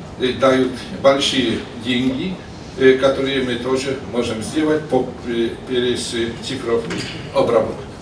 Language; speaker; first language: Russian; non-native, learner; Polish